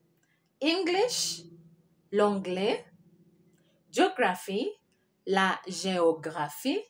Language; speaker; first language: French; non-native, fluent; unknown